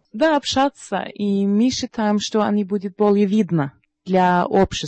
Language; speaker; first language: Russian; non-native, learner; Norwegian